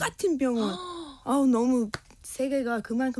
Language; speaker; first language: Korean; non-native, learner; English